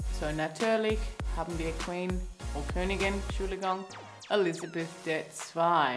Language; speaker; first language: German; non-native, learner; English